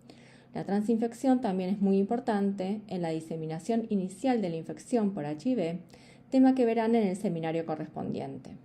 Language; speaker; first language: Spanish; native; Spanish